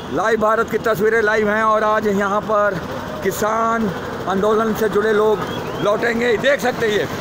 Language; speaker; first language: Hindi; non-native, local second language; Punjabi